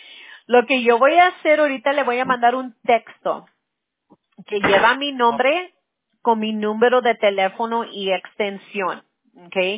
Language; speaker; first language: Spanish; early bilingual, heritage; Spanish